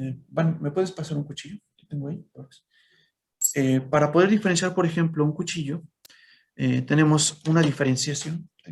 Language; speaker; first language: Spanish; native; Spanish